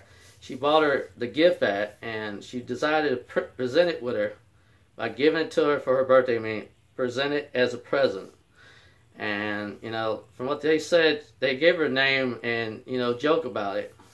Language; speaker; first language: English; native; English